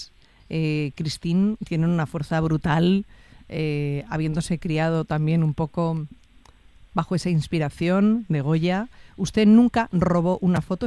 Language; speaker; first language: Spanish; native; Spanish